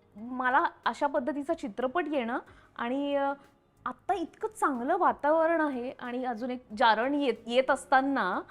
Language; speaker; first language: Marathi; native; Marathi